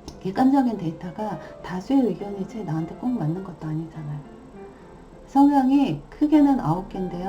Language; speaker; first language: Korean; native; Korean